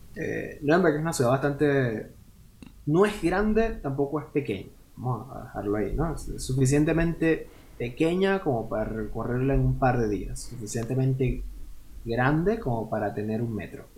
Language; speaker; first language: Spanish; native; Spanish